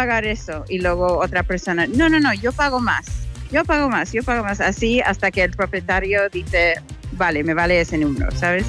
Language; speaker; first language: Spanish; non-native, fluent; English